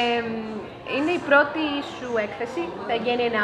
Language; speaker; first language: Greek; native; Greek